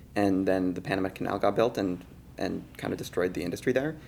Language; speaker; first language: English; native; English